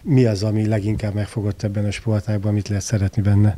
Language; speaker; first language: Hungarian; native; Hungarian